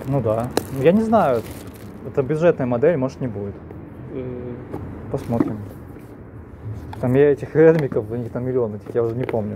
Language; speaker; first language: Russian; native; Russian